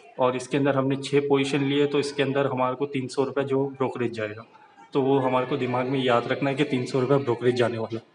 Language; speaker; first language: Hindi; native; Hindi